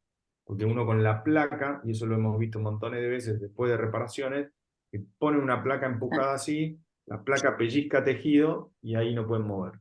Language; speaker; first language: Spanish; native; Spanish